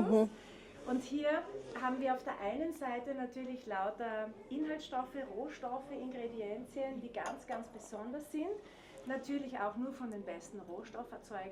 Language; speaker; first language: German; native; German